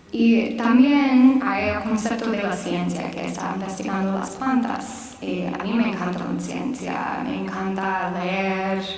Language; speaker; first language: Spanish; non-native, fluent; English